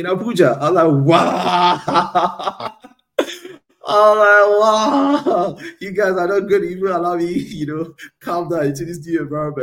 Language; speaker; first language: English; non-native, local second language; Yoruba